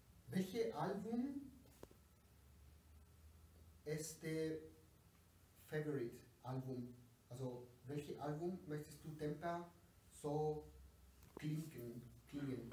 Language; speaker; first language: German; non-native, learner; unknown